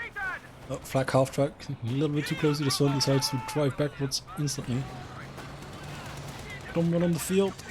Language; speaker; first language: English; non-native, fluent; Dutch